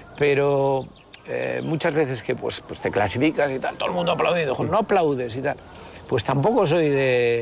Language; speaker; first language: Spanish; native; Spanish